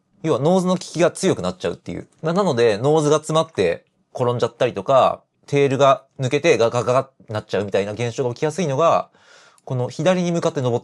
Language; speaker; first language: Japanese; native; Japanese